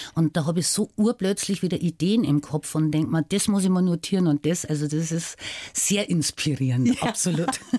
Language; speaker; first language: German; native; German